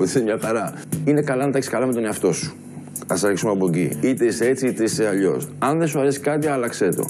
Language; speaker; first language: Greek; early bilingual, heritage; Greek